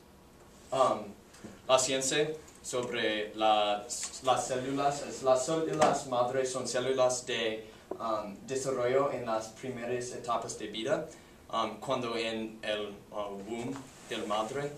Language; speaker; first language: Spanish; non-native, learner; English